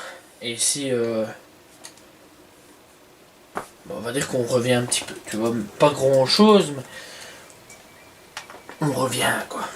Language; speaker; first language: French; native; French